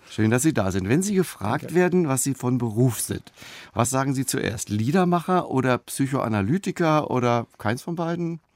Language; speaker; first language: German; native; German